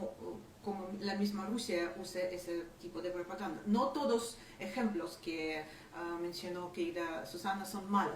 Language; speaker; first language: Spanish; non-native, fluent; Ukrainian